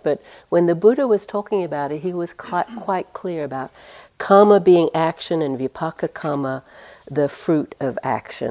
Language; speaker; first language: English; native; English